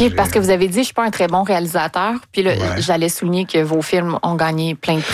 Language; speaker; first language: French; native; French